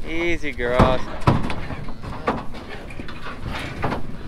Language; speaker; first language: English; native; English